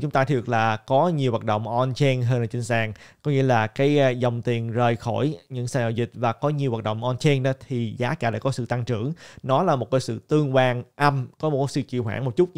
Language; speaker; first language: Vietnamese; native; Vietnamese